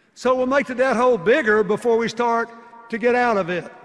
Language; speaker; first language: English; native; English